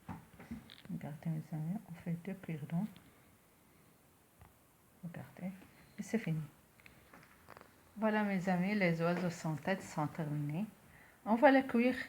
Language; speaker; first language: French; non-native, local second language; Arabic